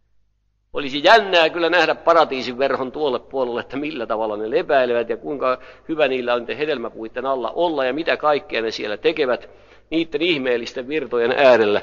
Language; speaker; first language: Finnish; native; Finnish